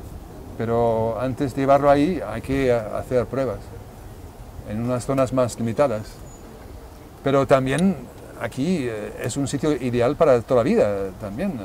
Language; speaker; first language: Spanish; non-native, fluent; English